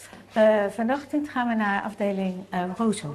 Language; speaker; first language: Dutch; native; Dutch